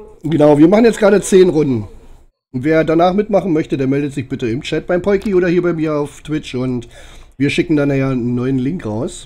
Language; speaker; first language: German; native; German